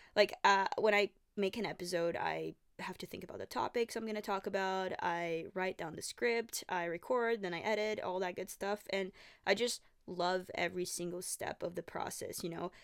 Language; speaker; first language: English; non-native, fluent; Portuguese